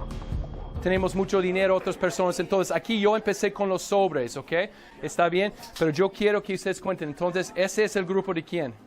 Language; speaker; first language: Spanish; non-native, learner; English